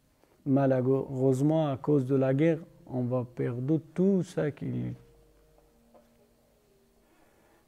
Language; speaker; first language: French; non-native, learner; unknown